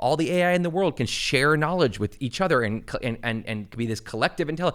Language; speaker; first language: English; native; English